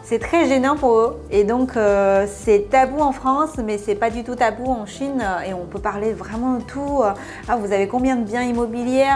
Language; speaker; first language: French; non-native, fluent; Chinese